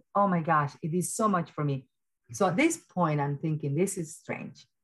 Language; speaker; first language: English; early bilingual, other home language; Spanish